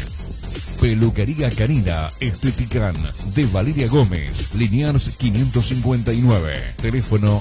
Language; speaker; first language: Spanish; native; Spanish